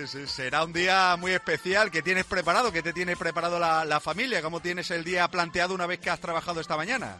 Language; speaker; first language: Spanish; native; Spanish